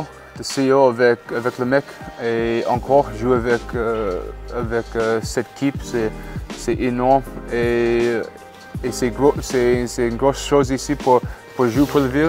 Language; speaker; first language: French; non-native, learner; English